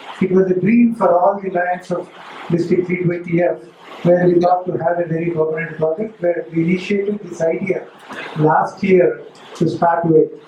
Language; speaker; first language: English; non-native, local second language; Telugu